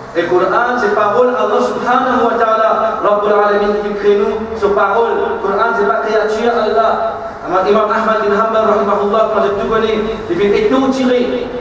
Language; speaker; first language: French; non-native, local second language; Morisyen